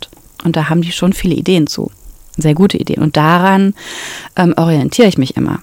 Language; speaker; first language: German; native; German